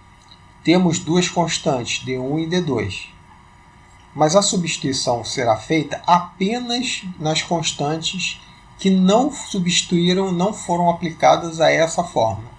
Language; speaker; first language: Portuguese; native; Portuguese